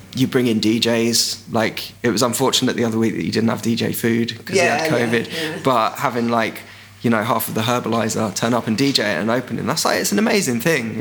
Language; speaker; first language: English; native; English